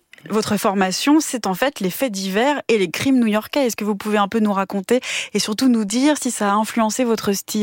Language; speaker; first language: French; native; French